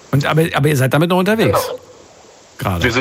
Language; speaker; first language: German; native; German